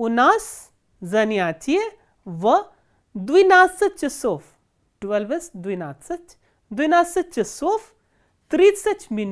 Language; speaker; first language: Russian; non-native, fluent; Hindi